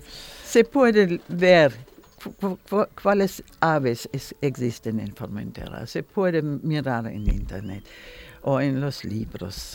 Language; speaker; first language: Spanish; non-native, learner; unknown